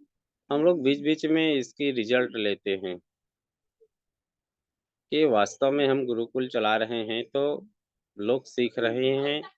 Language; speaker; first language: Hindi; native; Hindi